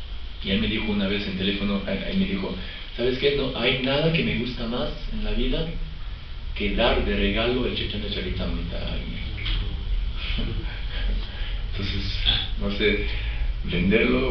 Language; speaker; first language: Spanish; non-native, fluent; French